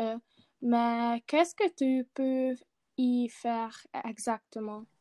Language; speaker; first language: French; non-native, learner; Hungarian